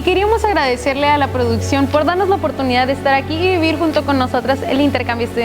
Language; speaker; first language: Spanish; native; Spanish